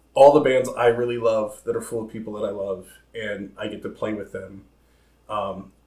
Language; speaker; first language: English; native; English